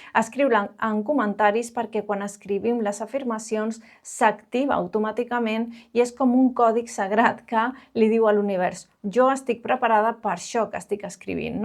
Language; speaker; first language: Catalan; non-native, local second language; Spanish